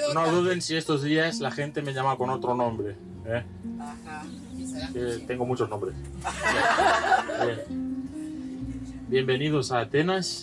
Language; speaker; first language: Spanish; non-native, fluent; Greek